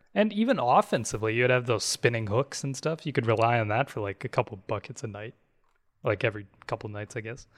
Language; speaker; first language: English; native; English